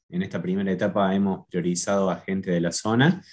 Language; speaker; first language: Spanish; native; Spanish